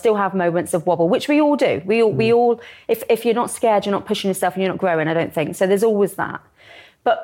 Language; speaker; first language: English; native; English